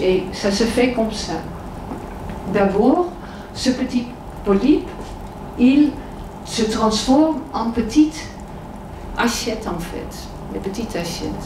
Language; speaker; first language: French; non-native, fluent; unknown